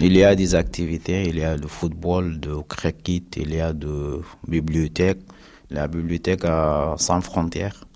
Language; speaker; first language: French; non-native, learner; Arabic